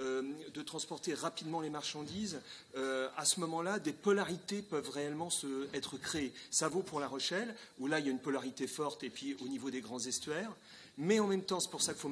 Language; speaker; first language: French; native; French